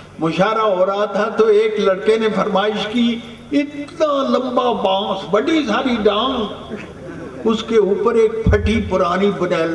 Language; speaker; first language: Urdu; non-native, local second language; Punjabi